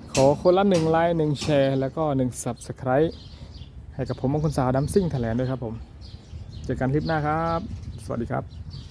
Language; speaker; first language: Thai; native; Thai